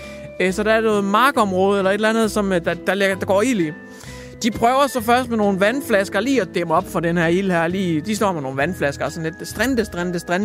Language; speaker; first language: Danish; native; Danish